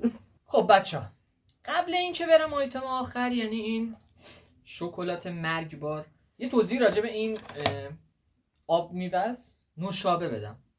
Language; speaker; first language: Persian; native; Persian